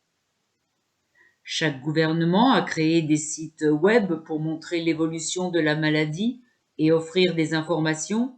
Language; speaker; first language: French; non-native, local second language; Arabic